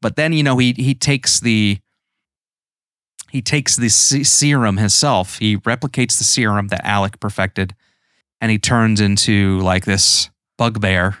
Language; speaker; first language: English; native; English